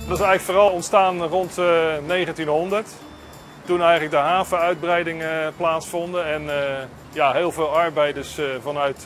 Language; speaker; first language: Dutch; native; Dutch